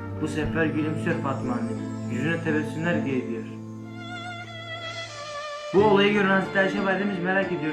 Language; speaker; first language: Turkish; native; Turkish